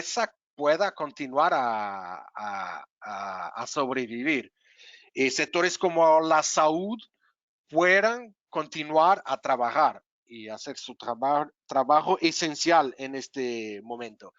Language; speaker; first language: Spanish; non-native, fluent; Portuguese